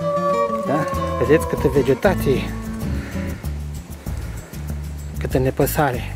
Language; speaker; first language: Romanian; native; Romanian